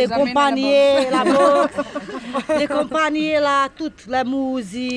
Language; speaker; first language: French; non-native, learner; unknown